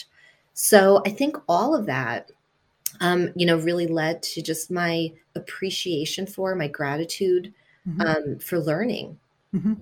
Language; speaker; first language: English; early bilingual, other home language; Italian